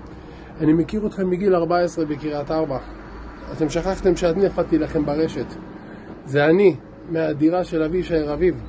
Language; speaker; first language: Hebrew; native; Hebrew